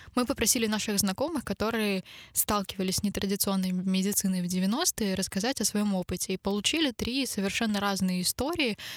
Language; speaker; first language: Russian; native; Russian